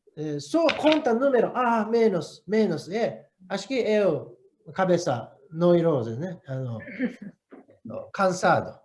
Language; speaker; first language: Portuguese; non-native, learner; Japanese